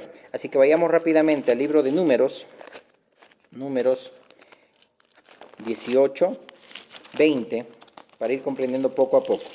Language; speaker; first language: Spanish; native; Spanish